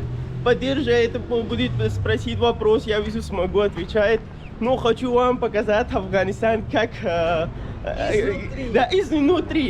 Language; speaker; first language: Russian; non-native, learner; Pashto